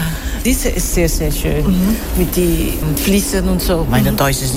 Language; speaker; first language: German; non-native, learner; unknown